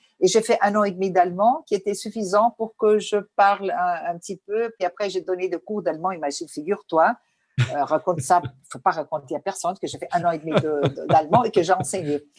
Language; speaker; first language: French; non-native, fluent; Portuguese